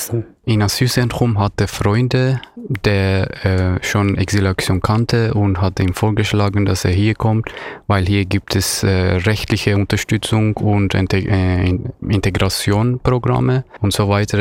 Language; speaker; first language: German; non-native, fluent; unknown